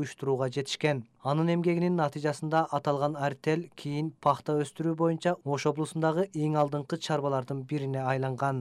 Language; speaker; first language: Kyrgyz; native; Kyrgyz